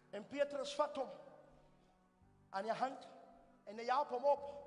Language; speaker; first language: Afrikaans; early bilingual, heritage; Afrikaans